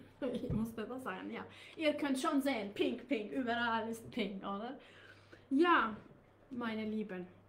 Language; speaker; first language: German; non-native, learner; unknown